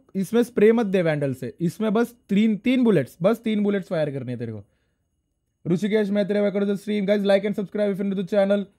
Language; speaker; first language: Hindi; non-native, local second language; Marathi